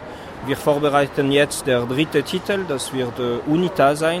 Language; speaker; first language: German; non-native, fluent; French